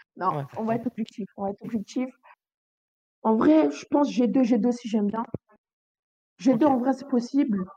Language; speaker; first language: French; early bilingual, other home language; Albanian